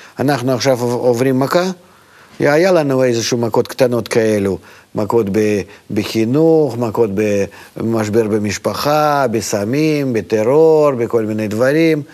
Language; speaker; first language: Hebrew; non-native, fluent; Russian